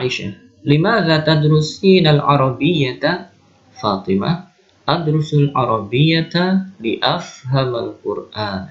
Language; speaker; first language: Arabic; non-native, local second language; Indonesian